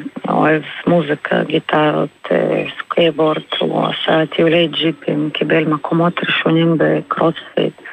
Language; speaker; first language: Hebrew; non-native, fluent; Russian